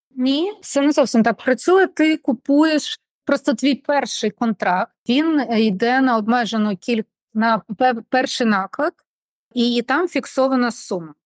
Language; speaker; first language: Ukrainian; non-native, local second language; Russian